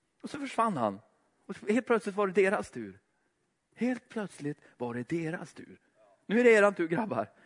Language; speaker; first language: Swedish; native; Swedish